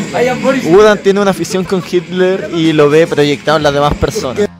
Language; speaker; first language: Spanish; native; Spanish